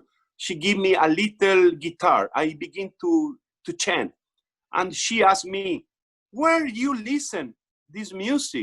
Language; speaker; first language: English; non-native, learner; Portuguese